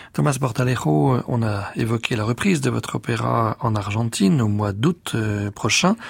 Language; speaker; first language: French; native; French